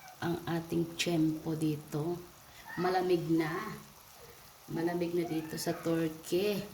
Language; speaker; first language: Filipino; non-native, local second language; Hiligaynon